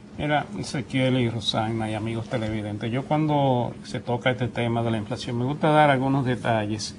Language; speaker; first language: Spanish; native; Spanish